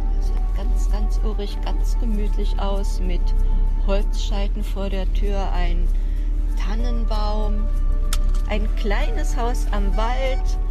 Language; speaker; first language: German; native; German